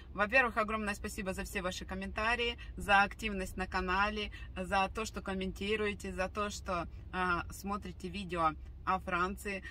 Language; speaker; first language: Russian; native; Russian